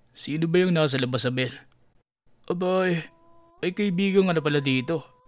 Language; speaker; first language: Filipino; native; Filipino